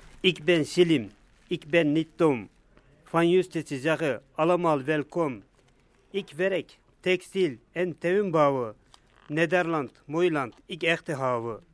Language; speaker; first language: Dutch; non-native, learner; Turkish